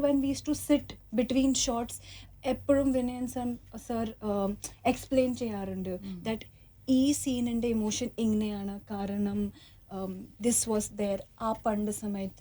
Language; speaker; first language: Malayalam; early bilingual, heritage; Malayalam